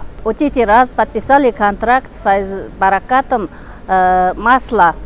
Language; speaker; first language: Russian; non-native, learner; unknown